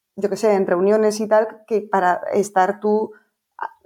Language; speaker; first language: Spanish; native; Spanish